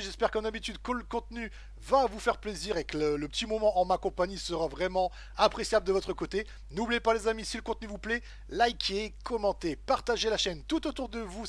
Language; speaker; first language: French; native; French